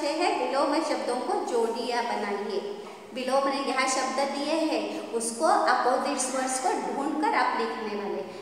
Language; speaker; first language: Hindi; non-native, local second language; Kannada